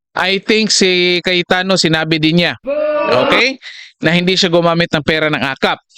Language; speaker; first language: Filipino; non-native, local second language; Cebuano